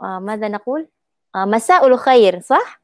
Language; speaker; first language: Arabic; non-native, fluent; Malay